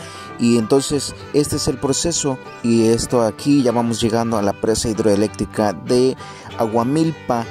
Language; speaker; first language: Spanish; native; Spanish